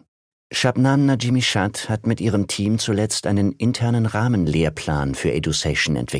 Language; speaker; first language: German; native; German